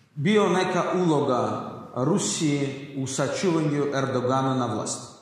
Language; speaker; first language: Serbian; non-native, learner; Russian